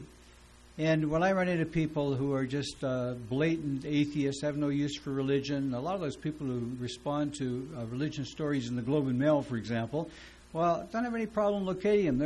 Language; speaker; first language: English; native; English